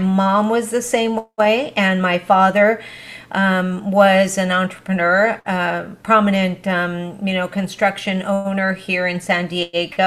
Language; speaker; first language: English; early bilingual, other home language; Spanish